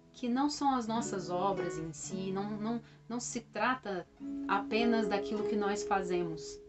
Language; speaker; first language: Portuguese; native; Portuguese